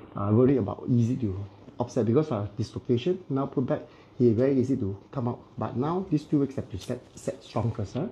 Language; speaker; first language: English; non-native, local second language; Cantonese